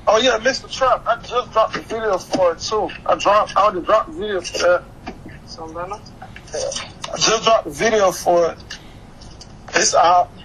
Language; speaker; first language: English; early bilingual, other home language; Haitian Creole